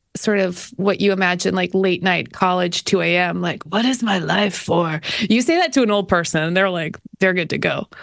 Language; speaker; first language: English; native; English